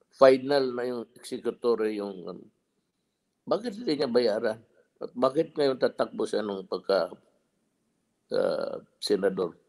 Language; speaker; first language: Filipino; non-native, local second language; Cebuano